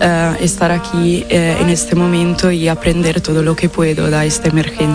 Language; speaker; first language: Spanish; non-native, fluent; Italian